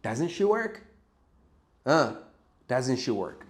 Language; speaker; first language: English; non-native, local second language; Amharic